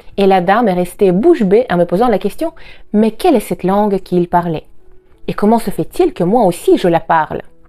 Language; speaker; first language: French; non-native, fluent; Russian